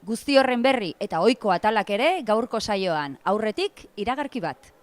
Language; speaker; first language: Basque; native; Basque